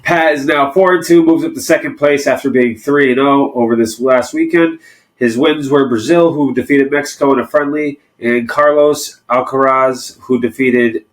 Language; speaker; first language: English; native; English